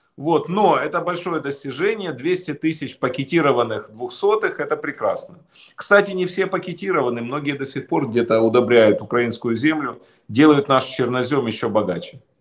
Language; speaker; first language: Russian; native; Russian